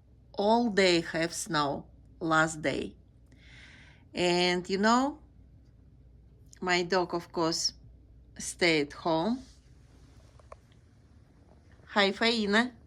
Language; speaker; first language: English; non-native, learner; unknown